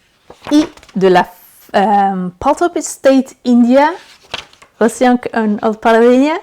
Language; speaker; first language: French; non-native, learner; Italian